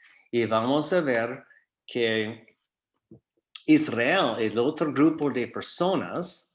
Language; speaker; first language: Spanish; non-native, fluent; English